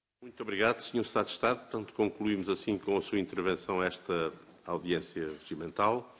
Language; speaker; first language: Portuguese; native; Portuguese